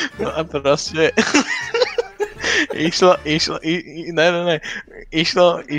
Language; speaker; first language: Slovak; native; Slovak